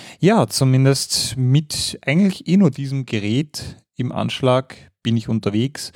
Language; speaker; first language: German; native; German